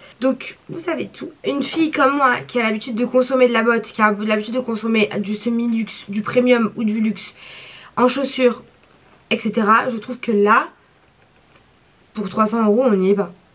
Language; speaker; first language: French; native; French